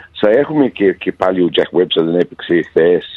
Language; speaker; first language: Greek; early bilingual, heritage; Greek